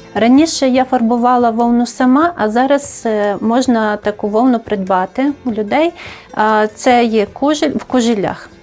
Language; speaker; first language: Ukrainian; native; Ukrainian